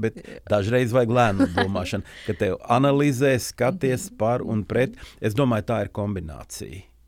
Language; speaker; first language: Latvian; native; Latvian